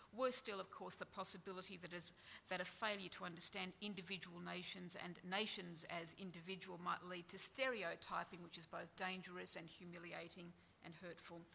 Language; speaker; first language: English; native; English